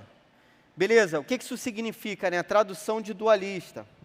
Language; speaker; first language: Portuguese; native; Portuguese